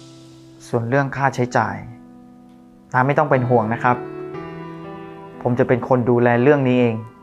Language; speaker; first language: Thai; native; Thai